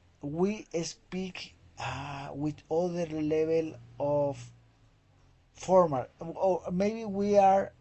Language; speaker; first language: English; non-native, fluent; Spanish